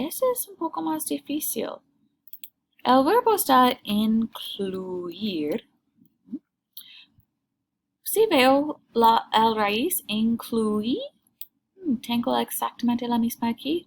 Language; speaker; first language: Spanish; non-native, learner; English